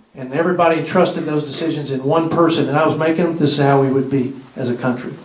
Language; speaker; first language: English; native; English